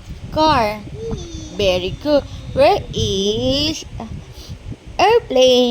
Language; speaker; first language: English; non-native, local second language; Filipino